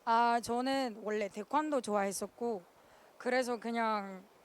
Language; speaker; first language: Korean; non-native, fluent; English